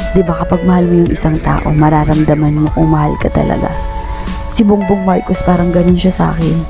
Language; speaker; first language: Filipino; non-native, local second language; Bikol